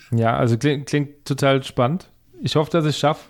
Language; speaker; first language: German; native; German